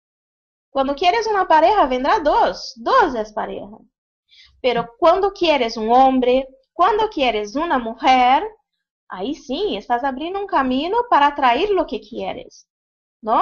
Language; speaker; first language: Spanish; non-native, fluent; Portuguese